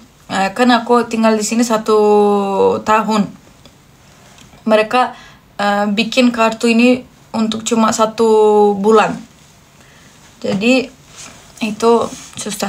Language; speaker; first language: Indonesian; non-native, fluent; Turkish